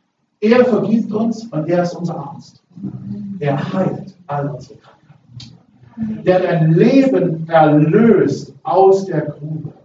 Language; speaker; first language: German; native; German